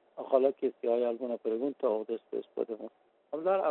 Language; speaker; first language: Spanish; non-native, fluent; Persian